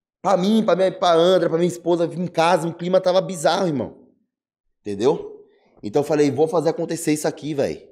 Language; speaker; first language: Portuguese; native; Portuguese